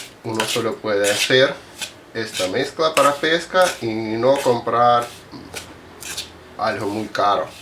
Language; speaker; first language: Spanish; non-native, fluent; Russian